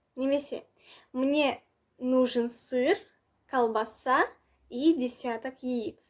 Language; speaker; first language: Russian; non-native, local second language; Kazakh